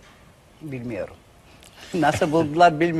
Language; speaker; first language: Turkish; non-native, learner; Macedonian